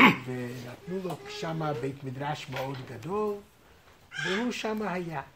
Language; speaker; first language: Hebrew; non-native, fluent; English